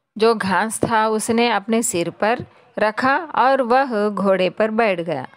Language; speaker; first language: Hindi; non-native, local second language; Telugu